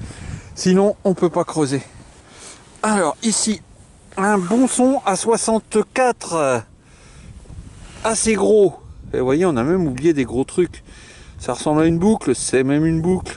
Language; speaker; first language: French; native; French